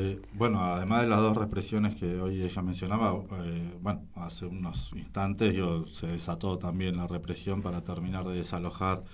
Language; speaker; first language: Spanish; native; Spanish